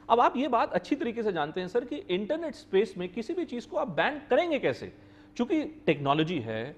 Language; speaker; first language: Hindi; native; Hindi